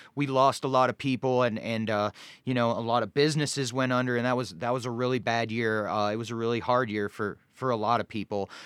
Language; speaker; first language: English; native; English